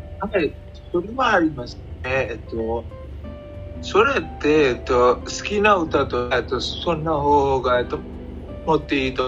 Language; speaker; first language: Japanese; non-native, learner; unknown